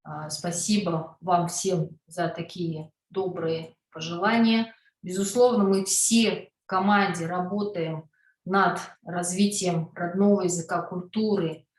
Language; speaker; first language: Russian; native; Russian